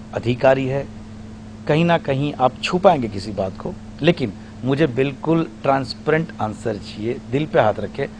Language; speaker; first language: Hindi; non-native, local second language; Gujarati